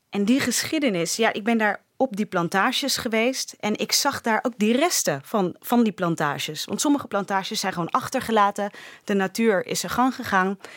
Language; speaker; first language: Dutch; native; Dutch